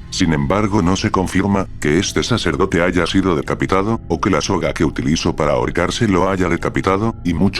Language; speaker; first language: Spanish; native; Spanish